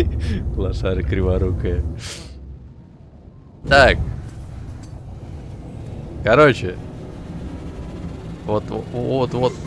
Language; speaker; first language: Russian; native; Russian